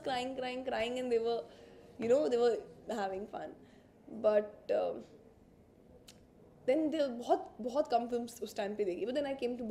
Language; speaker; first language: English; non-native, local second language; Hindi